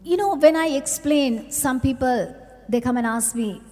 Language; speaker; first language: English; non-native, local second language; Sinhala